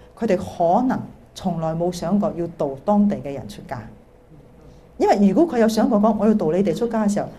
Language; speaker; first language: Cantonese; early bilingual, heritage; Cantonese